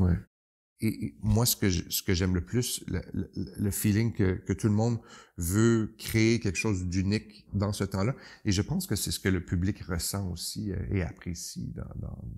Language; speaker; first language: French; native; French